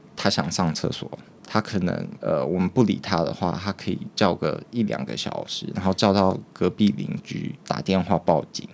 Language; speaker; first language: Chinese; native; Chinese